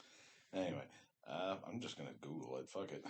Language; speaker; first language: English; native; English